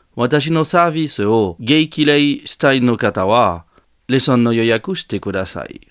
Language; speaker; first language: Japanese; non-native, learner; French